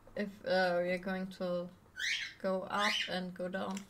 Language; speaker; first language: English; non-native, learner; German